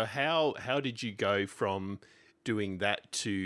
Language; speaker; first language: English; native; English